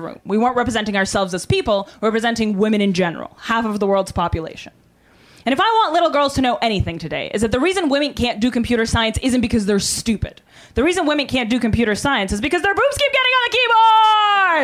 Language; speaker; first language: English; non-native, fluent; Russian